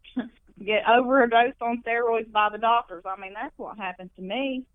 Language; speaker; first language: English; native; English